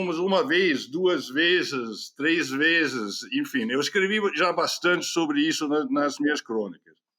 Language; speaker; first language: Portuguese; non-native, fluent; English